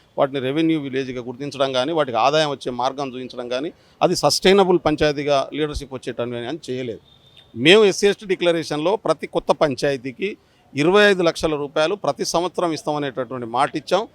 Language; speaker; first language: Telugu; non-native, local second language; Lambadi